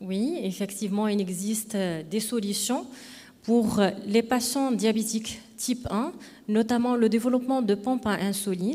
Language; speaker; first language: French; non-native, local second language; Arabic